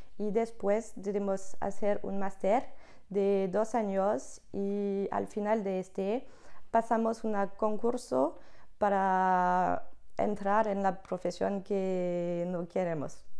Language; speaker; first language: Spanish; non-native, learner; French